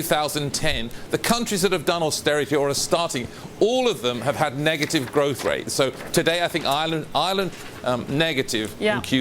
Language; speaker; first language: English; native; English